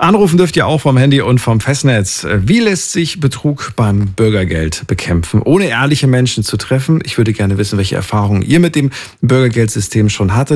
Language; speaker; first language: German; native; German